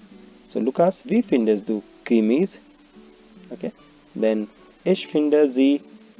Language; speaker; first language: German; non-native, fluent; Hindi